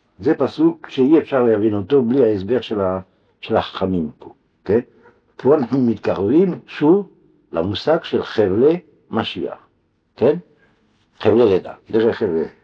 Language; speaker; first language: Hebrew; non-native, fluent; French